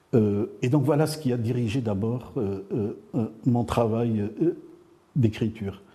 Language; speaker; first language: French; non-native, local second language; Arabic